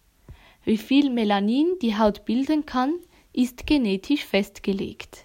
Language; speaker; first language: German; native; German